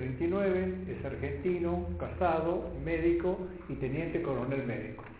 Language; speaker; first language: Spanish; native; Spanish